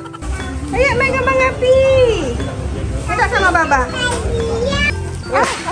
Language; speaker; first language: Indonesian; native; Indonesian